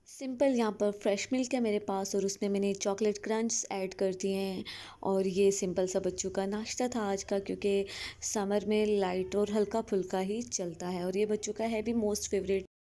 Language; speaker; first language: Hindi; native; Hindi